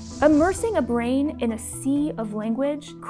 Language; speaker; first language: English; native; English